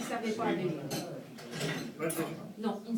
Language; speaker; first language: French; native; French